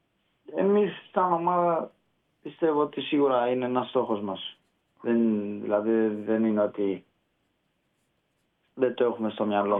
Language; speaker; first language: Greek; early bilingual, heritage; Greek